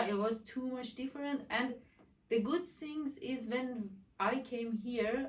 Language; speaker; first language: English; non-native, learner; Persian